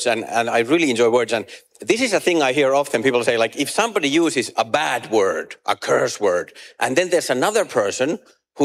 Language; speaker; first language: English; non-native, fluent; Finnish